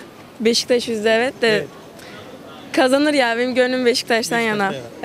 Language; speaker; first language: Turkish; native; Turkish